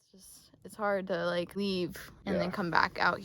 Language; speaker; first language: English; native; English